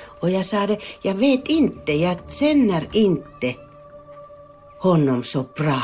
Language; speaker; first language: Swedish; non-native, learner; Finnish